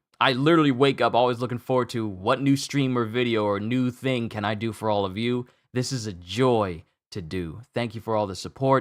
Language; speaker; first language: English; native; English